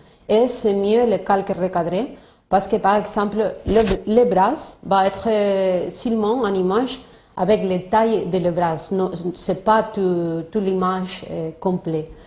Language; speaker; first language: French; non-native, fluent; Spanish